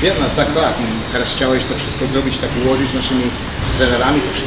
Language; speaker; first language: Polish; early bilingual, heritage; Polish